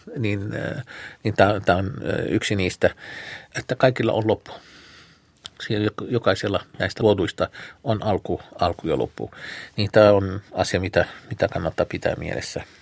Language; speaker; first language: Finnish; non-native, fluent; Arabic